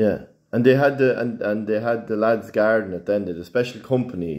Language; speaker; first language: English; native; English